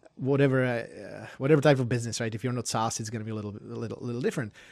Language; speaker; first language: English; non-native, fluent; Czech